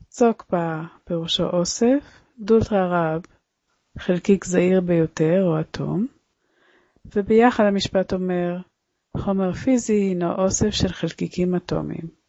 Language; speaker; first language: Hebrew; native; Hebrew